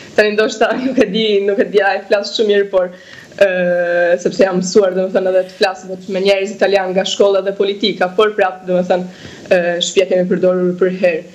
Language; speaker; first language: Albanian; early bilingual, heritage; Albanian